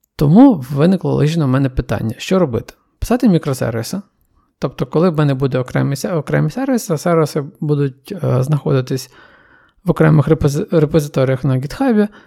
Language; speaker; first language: Ukrainian; native; Ukrainian